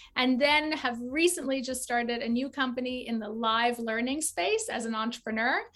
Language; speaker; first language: English; native; English